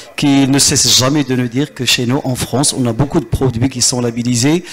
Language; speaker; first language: French; non-native, local second language; Arabic